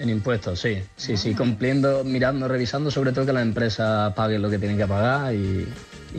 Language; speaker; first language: Spanish; native; Spanish